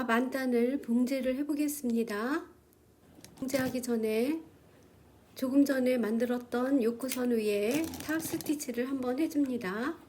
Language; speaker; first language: Korean; native; Korean